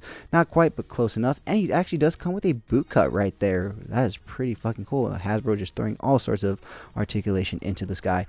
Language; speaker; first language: English; native; English